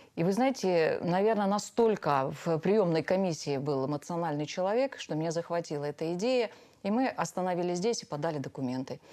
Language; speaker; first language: Russian; native; Russian